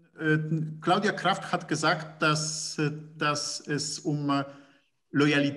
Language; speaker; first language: German; non-native, fluent; Polish